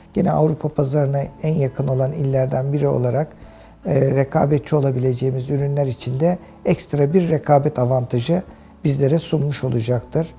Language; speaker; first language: Turkish; native; Turkish